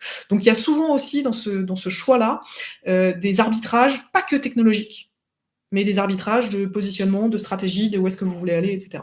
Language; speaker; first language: French; native; French